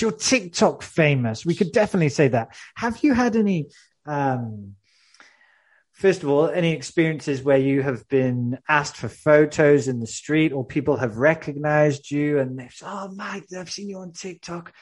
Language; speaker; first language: English; native; English